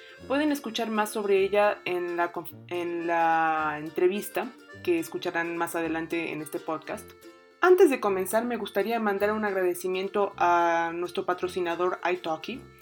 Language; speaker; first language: Spanish; native; Spanish